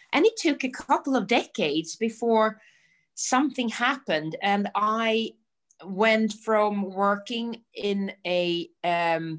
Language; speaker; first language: English; non-native, fluent; Swedish